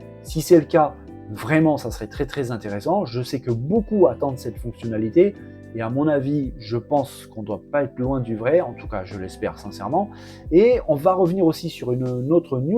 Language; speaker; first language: French; native; French